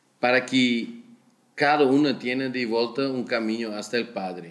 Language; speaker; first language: Spanish; non-native, learner; Dutch